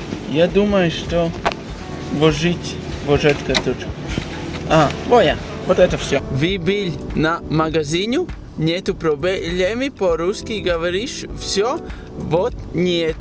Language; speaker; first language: Russian; non-native, learner; Latvian